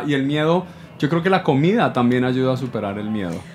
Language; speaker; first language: Spanish; native; Spanish